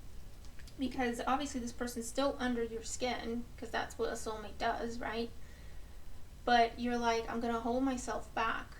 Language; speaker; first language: English; native; English